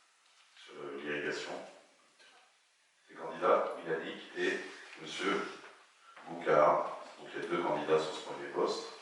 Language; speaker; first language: French; native; French